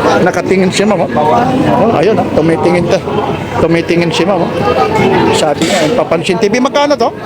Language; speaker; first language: Filipino; non-native, local second language; Waray